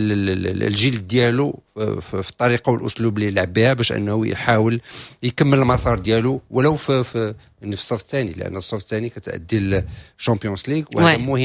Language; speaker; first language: Arabic; native; Arabic